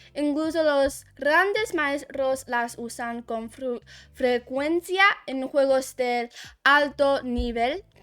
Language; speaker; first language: Spanish; non-native, learner; Chinese